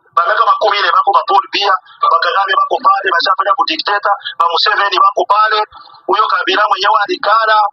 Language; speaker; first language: Swahili; native; Swahili